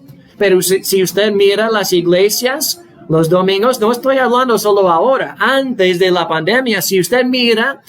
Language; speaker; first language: Spanish; non-native, fluent; English